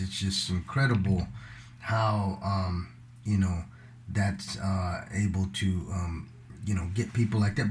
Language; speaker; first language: English; native; English